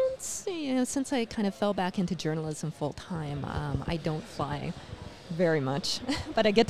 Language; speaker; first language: English; native; English